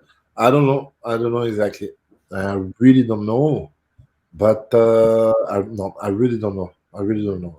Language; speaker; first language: English; non-native, fluent; French